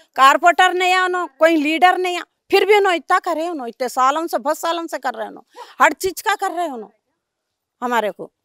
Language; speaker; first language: Hindi; native; Hindi